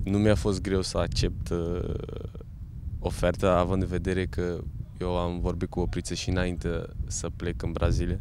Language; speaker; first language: Romanian; non-native, fluent; Portuguese